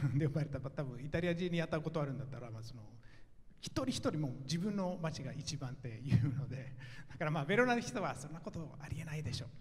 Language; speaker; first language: Japanese; non-native, fluent; Italian